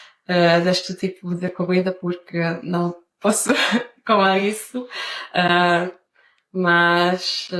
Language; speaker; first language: Portuguese; non-native, learner; Hungarian